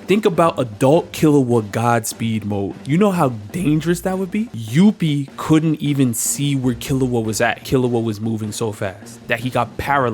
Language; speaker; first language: English; native; English